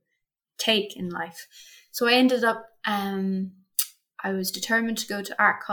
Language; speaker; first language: English; native; English